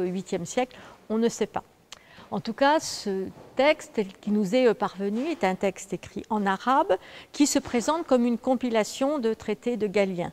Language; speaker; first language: French; native; French